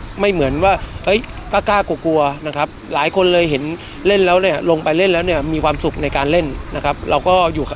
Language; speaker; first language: Thai; native; Thai